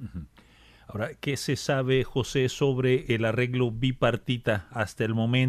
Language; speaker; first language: Spanish; native; Spanish